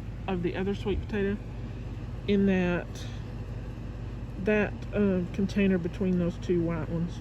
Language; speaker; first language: English; native; English